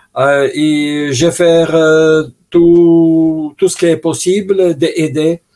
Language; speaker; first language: French; non-native, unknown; Russian